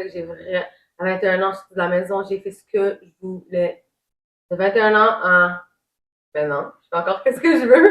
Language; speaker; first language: French; native; French